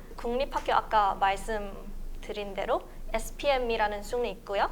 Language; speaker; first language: Korean; non-native, fluent; Malay